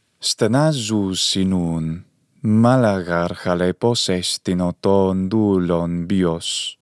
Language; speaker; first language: Greek; non-native, fluent; English